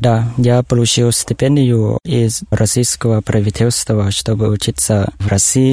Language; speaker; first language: Russian; non-native, learner; Thai